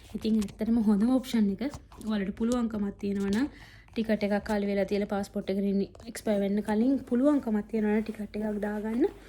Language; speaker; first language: Sinhala; native; Sinhala